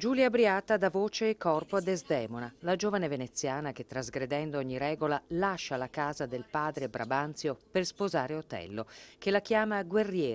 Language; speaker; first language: Italian; native; Italian